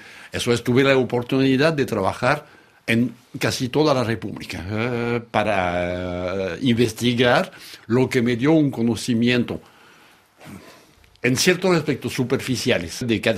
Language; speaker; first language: Spanish; non-native, fluent; French